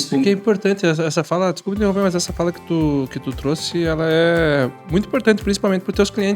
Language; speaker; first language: Portuguese; native; Portuguese